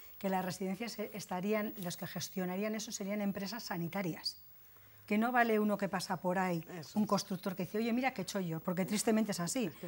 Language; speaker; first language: Spanish; native; Spanish